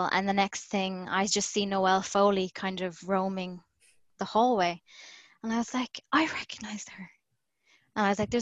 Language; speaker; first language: English; native; English